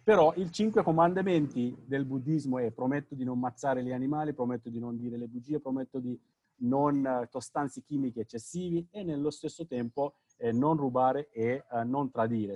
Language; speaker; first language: Italian; non-native, fluent; Sinhala